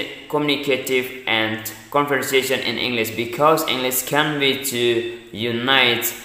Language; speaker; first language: English; non-native, learner; Indonesian